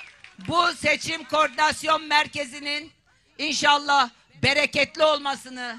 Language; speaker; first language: Turkish; native; Turkish